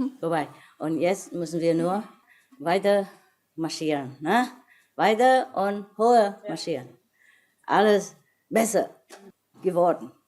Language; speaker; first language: German; non-native, fluent; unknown